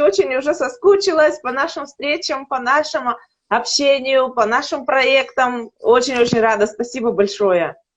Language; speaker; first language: Russian; native; Russian